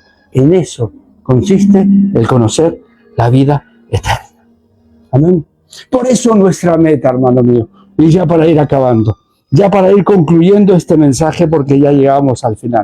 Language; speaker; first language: Spanish; native; Spanish